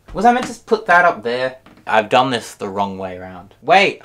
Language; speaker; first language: English; native; English